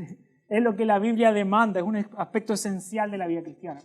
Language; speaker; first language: Spanish; native; Spanish